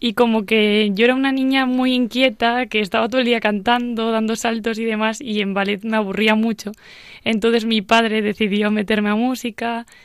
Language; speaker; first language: Spanish; native; Spanish